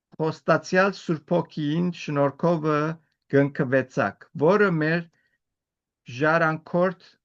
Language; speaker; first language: Armenian; early bilingual, heritage; Armenian